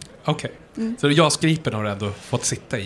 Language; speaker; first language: Swedish; native; Swedish